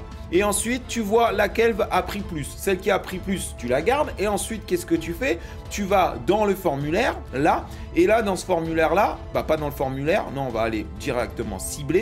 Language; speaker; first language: French; native; French